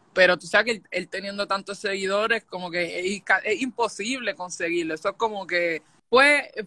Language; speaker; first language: Spanish; native; Spanish